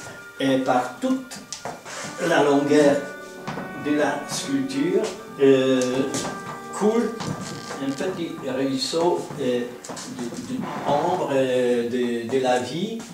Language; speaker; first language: French; non-native, fluent; Polish